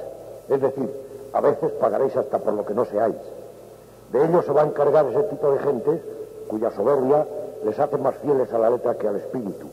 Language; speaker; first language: Spanish; native; Spanish